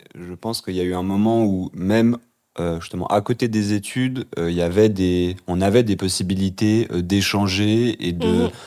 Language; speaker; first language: French; native; French